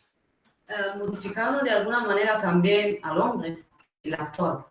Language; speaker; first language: Spanish; non-native, fluent; Italian